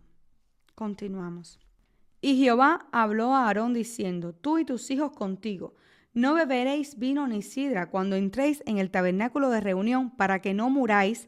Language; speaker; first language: Spanish; native; Spanish